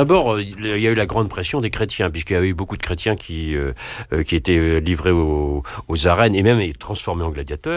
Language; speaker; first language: French; native; French